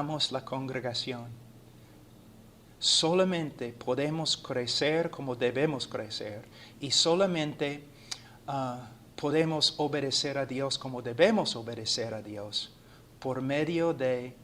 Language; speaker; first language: Spanish; non-native, fluent; English